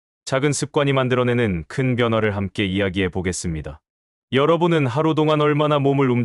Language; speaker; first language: Korean; native; Korean